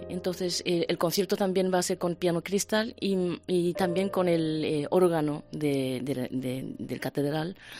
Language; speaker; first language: Spanish; non-native, fluent; Japanese